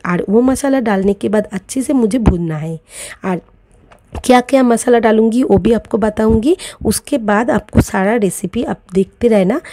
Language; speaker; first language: Hindi; non-native, local second language; Bangla